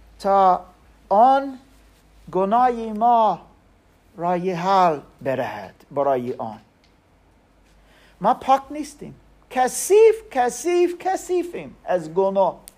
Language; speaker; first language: Persian; non-native, learner; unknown